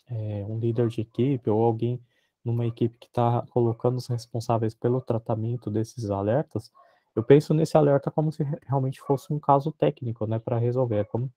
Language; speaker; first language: Portuguese; native; Portuguese